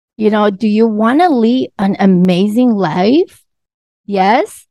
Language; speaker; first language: English; early bilingual, other home language; Chinese